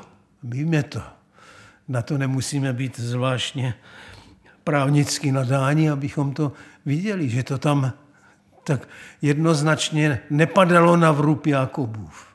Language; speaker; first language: Czech; native; Czech